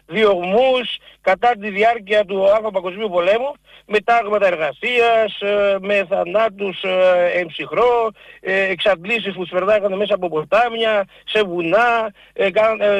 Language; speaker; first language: Greek; native; Greek